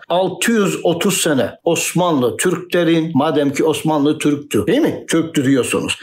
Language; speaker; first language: Turkish; native; Turkish